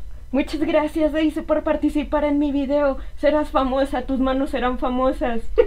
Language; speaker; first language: Spanish; native; Spanish